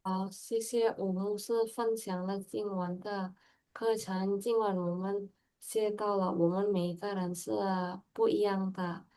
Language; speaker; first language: Chinese; non-native, learner; Indonesian